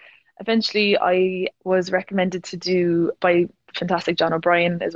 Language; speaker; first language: English; native; English